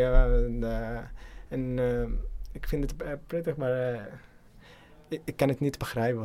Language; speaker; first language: Dutch; non-native, learner; Arabic